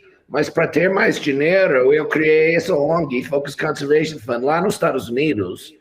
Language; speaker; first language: Portuguese; non-native, fluent; English